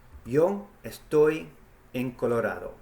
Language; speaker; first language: Spanish; non-native, fluent; English